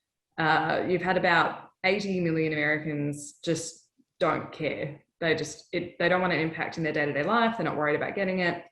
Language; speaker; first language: English; native; English